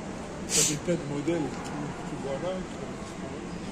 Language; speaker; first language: French; non-native, fluent; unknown